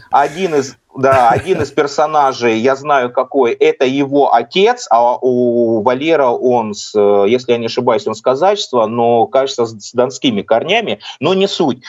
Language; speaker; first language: Russian; native; Russian